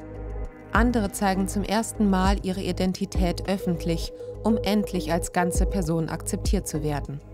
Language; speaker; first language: German; native; German